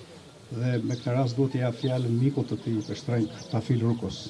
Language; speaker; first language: Albanian; native; Albanian